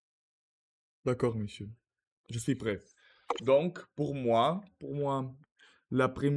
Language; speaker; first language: French; non-native, learner; Russian